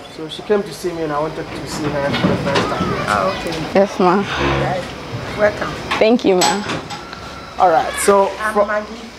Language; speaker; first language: English; non-native, local second language; Akan